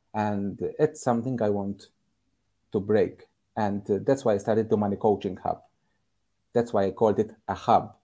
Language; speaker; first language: English; non-native, fluent; Maltese